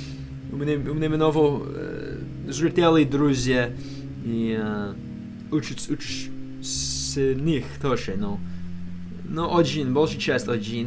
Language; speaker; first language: Russian; non-native, learner; English